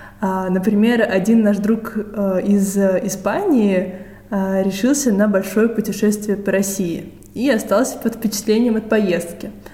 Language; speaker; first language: Russian; native; Russian